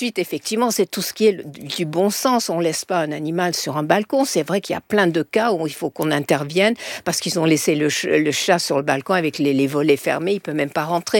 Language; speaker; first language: French; native; French